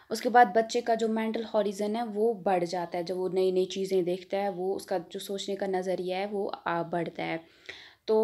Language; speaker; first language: Hindi; non-native, local second language; Kashmiri